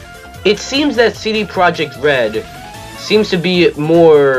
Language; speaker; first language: English; native; English